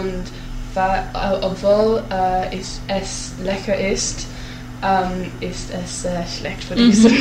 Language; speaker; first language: German; non-native, learner; English